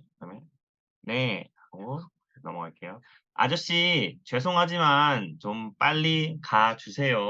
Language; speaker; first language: Korean; non-native, learner; Thai